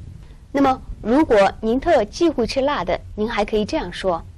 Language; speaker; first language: Chinese; non-native, local second language; Tibetan